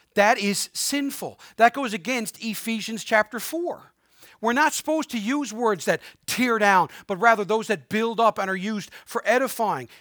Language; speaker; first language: English; native; English